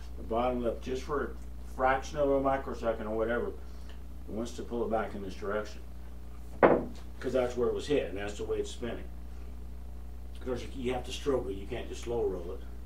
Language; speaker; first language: English; native; English